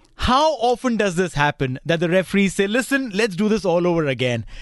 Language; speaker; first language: English; non-native, local second language; Hindi